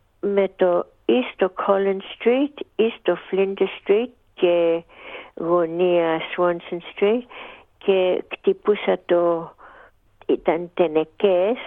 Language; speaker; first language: Greek; early bilingual, heritage; Greek